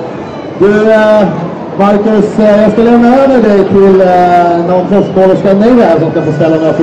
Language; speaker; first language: Swedish; native; Swedish